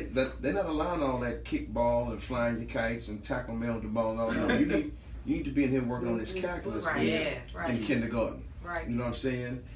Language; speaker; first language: English; native; English